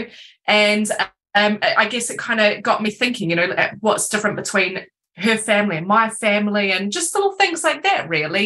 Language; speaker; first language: English; native; English